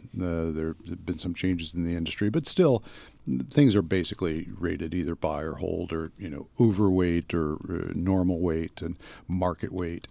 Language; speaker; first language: English; native; English